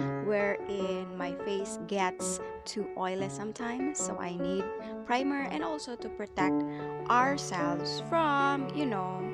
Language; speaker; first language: English; non-native, local second language; Filipino